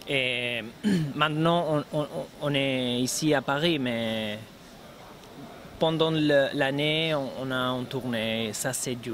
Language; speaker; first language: French; non-native, learner; Spanish